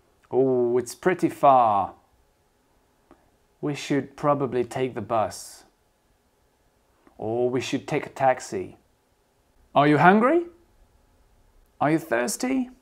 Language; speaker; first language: English; non-native, fluent; French